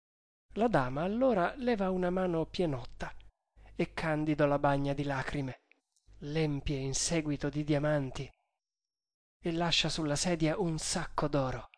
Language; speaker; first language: Italian; native; Italian